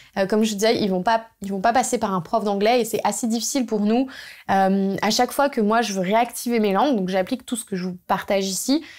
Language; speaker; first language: French; native; French